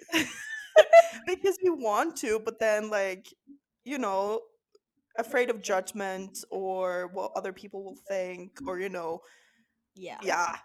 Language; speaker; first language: English; non-native, fluent; Norwegian